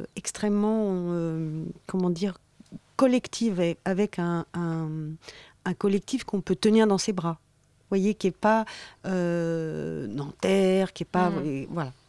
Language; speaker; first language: French; native; French